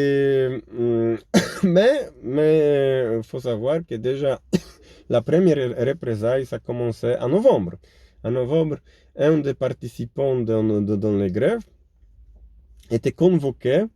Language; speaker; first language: French; non-native, fluent; Polish